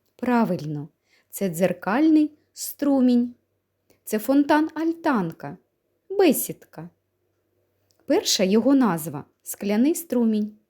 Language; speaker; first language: Ukrainian; native; Ukrainian